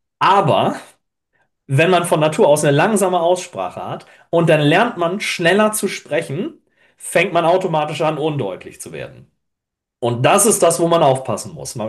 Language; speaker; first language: German; native; German